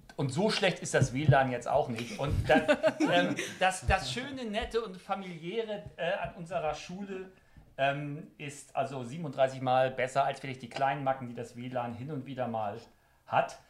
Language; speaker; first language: German; native; German